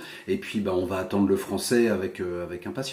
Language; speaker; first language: French; native; French